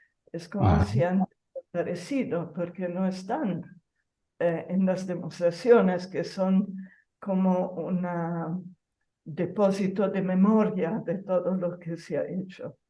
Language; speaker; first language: Spanish; non-native, fluent; Italian